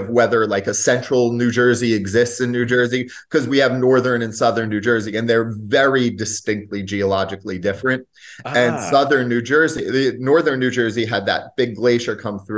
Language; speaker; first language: English; native; English